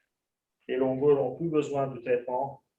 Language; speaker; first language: French; non-native, local second language; Arabic